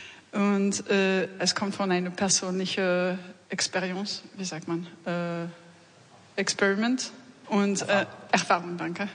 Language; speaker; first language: German; non-native, fluent; French